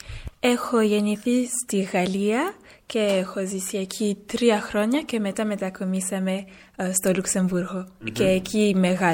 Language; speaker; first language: Greek; early bilingual, heritage; French